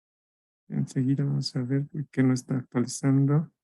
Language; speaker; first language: Spanish; native; Spanish